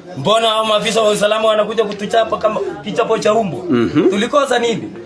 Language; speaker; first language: Swahili; non-native, local second language; Kalenjin